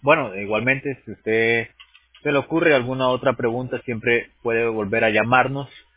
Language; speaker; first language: Spanish; native; Spanish